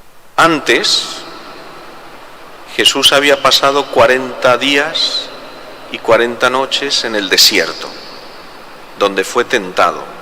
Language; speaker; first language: Spanish; native; Spanish